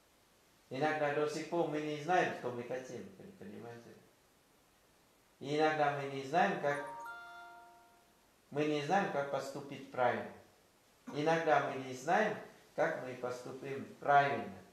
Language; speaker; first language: Russian; non-native, fluent; Thai